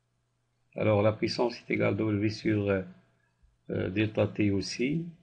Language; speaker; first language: French; non-native, local second language; Arabic